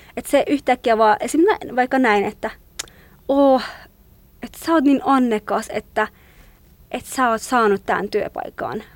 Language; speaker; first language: Finnish; non-native, fluent; Kurdish